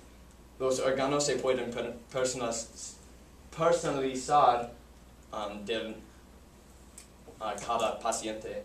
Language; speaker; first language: Spanish; non-native, learner; English